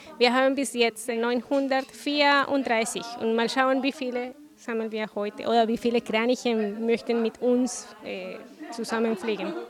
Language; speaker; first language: German; non-native, fluent; Spanish